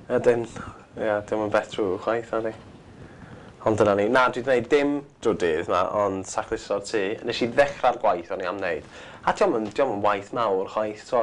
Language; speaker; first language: Welsh; non-native, local second language; English